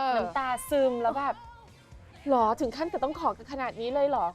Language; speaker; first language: Thai; non-native, fluent; English